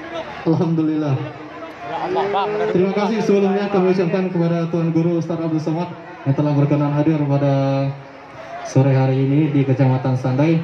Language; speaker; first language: Indonesian; native; Indonesian